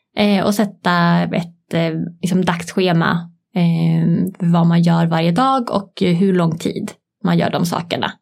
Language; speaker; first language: Swedish; native; Swedish